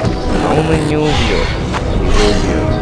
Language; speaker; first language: Russian; native; Russian